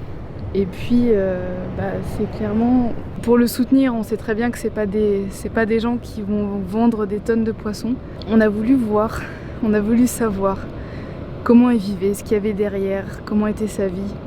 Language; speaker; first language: French; native; French